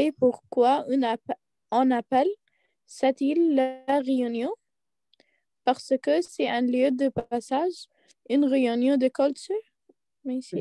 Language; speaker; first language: French; non-native, learner; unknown